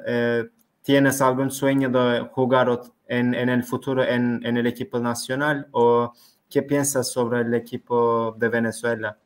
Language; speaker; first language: Spanish; non-native, learner; Turkish